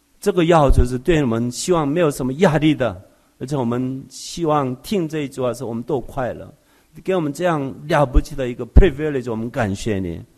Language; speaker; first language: Chinese; non-native, fluent; Korean